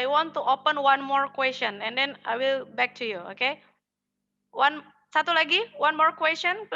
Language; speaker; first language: English; non-native, fluent; Indonesian